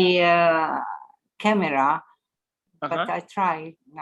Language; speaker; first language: English; non-native, learner; Arabic